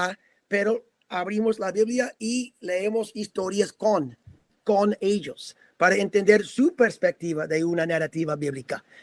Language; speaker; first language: Spanish; non-native, fluent; English